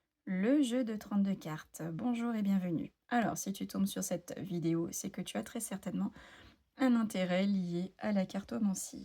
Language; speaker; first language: French; native; French